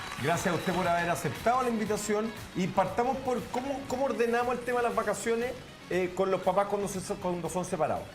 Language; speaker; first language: Spanish; native; Spanish